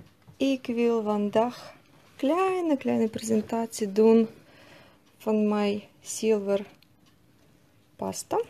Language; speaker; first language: Dutch; non-native, learner; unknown